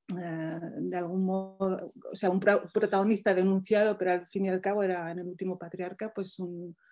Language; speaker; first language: Spanish; non-native, fluent; Arabic